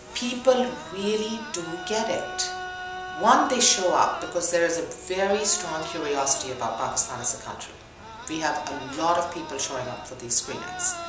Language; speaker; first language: English; non-native, local second language; Urdu